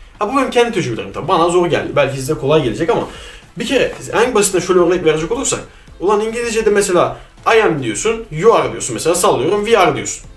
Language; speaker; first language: Turkish; native; Turkish